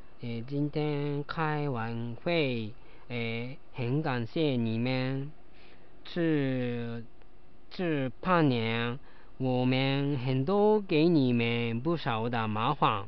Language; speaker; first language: Chinese; non-native, learner; Japanese